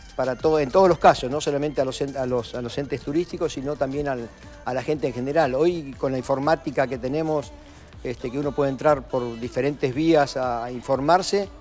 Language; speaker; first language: Spanish; native; Spanish